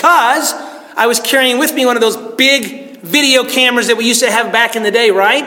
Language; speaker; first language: English; native; English